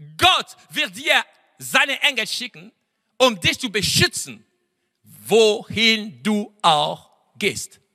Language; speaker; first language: German; non-native, fluent; French